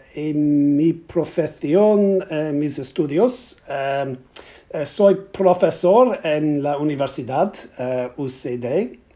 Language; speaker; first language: Spanish; non-native, learner; English